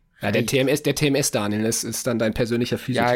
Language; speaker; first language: German; native; German